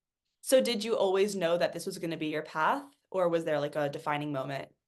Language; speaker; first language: English; native; English